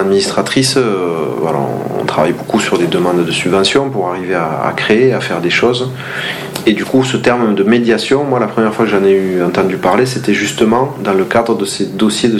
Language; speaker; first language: French; native; French